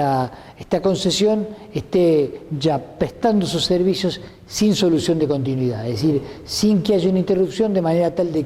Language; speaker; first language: Spanish; native; Spanish